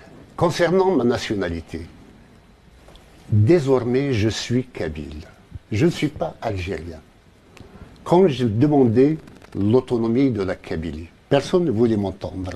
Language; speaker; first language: French; non-native, local second language; Kabyle